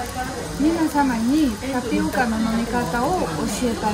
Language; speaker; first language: Japanese; non-native, fluent; Romanian